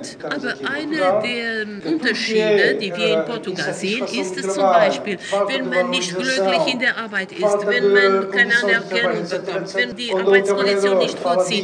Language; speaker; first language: German; non-native, fluent; Portuguese